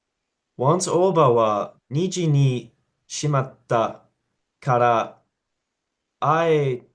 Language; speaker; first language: Japanese; non-native, learner; English